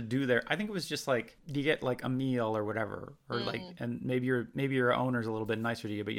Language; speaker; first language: English; native; English